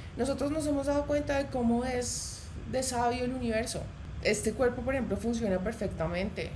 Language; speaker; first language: Spanish; native; Spanish